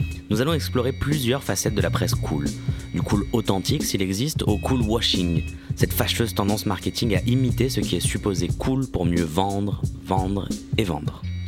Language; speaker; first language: French; native; French